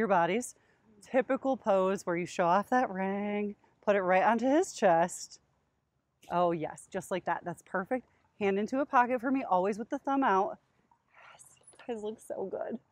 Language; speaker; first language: English; native; English